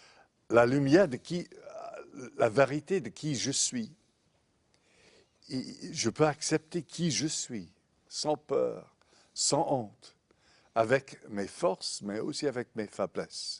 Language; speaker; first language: French; non-native, fluent; English